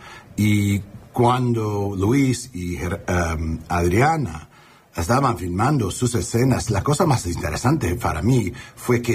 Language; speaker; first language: Spanish; non-native, learner; English